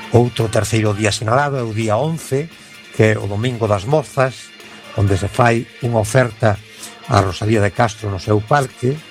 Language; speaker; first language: Galician; native; Galician